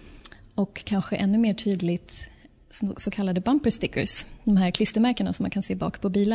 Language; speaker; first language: Swedish; native; Swedish